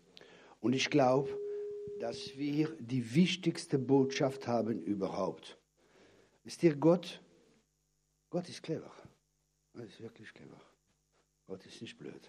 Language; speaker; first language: German; non-native, fluent; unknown